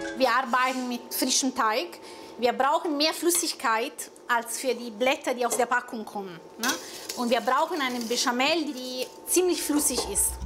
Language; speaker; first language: German; non-native, fluent; Italian